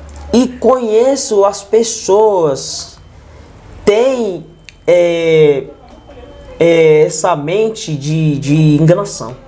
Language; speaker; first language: Portuguese; non-native, learner; Yoruba